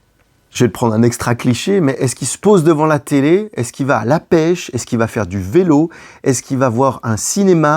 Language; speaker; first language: French; native; French